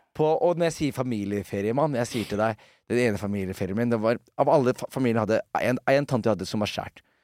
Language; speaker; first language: Norwegian; early bilingual, other home language; Somali